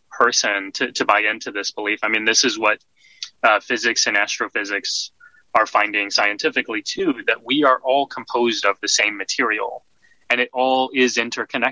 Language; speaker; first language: English; native; English